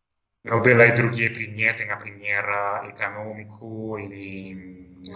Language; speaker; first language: Russian; non-native, fluent; Italian